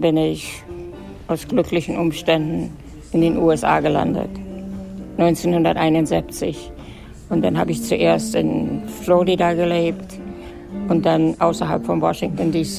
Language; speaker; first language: German; native; German